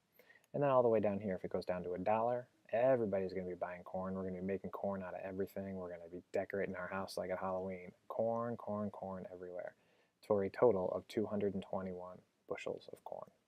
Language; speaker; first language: English; native; English